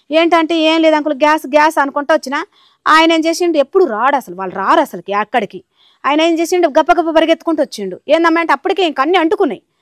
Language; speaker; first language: Telugu; native; Telugu